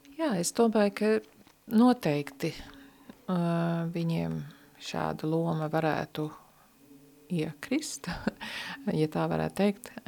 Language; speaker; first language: Latvian; early bilingual, heritage; Latvian